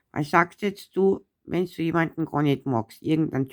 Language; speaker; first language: German; native; German